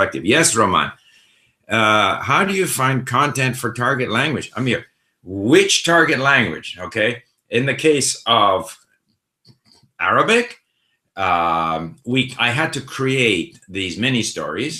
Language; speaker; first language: English; non-native, fluent; Swedish